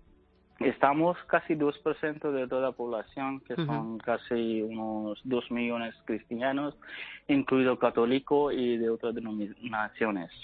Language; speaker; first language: Spanish; non-native, learner; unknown